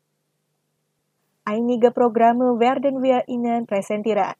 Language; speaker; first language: German; non-native, fluent; Indonesian